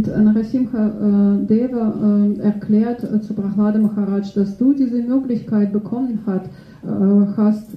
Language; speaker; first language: German; non-native, fluent; Russian